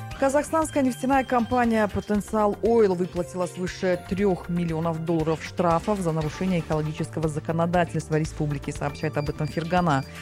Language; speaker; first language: Russian; non-native, local second language; Tajik